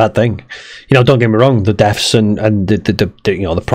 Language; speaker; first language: English; native; English